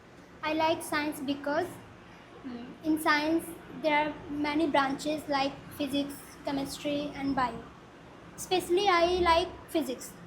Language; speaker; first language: English; non-native, learner; Hindi